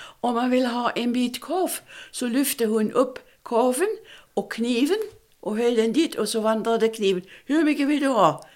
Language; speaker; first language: Swedish; non-native, fluent; German